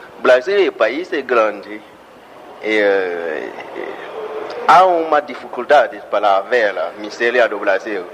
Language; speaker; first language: Portuguese; non-native, learner; Spanish